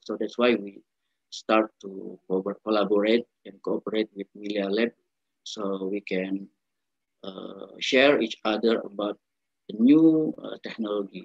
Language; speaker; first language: English; non-native, learner; Indonesian